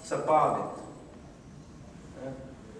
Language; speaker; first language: Danish; early bilingual, other home language; Urdu